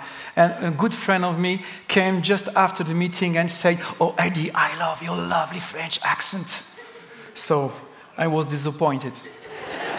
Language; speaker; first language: English; non-native, fluent; French